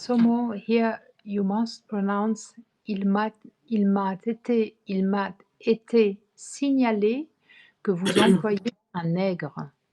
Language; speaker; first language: French; non-native, fluent; English